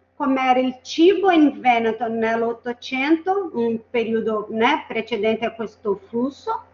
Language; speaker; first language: Italian; non-native, fluent; Portuguese